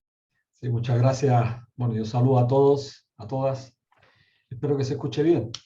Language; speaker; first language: Spanish; native; Spanish